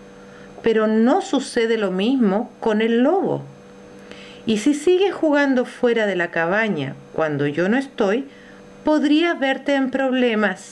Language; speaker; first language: Spanish; native; Spanish